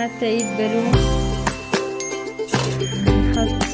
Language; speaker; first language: Arabic; native; Arabic